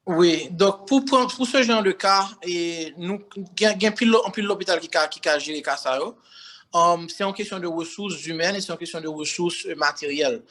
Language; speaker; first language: French; non-native, local second language; Haitian Creole